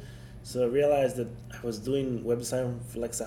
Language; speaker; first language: English; non-native, fluent; Spanish